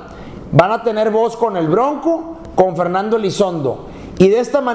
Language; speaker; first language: Spanish; native; Spanish